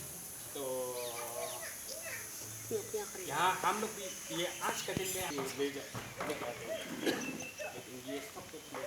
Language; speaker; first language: Hindi; non-native, local second language; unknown